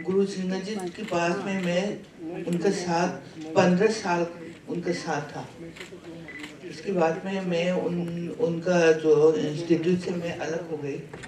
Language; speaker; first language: Hindi; non-native, local second language; Manipuri